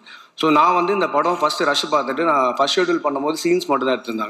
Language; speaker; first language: Tamil; native; Tamil